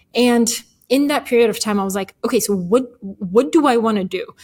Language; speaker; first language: English; early bilingual, other home language; Bulgarian